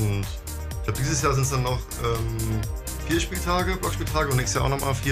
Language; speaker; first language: German; native; German